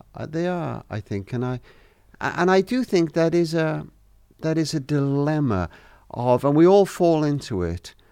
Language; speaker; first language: English; native; English